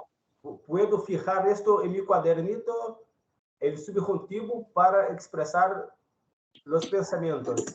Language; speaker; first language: Spanish; non-native, learner; Portuguese